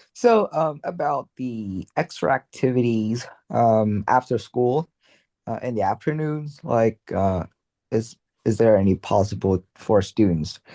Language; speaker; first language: English; non-native, learner; Vietnamese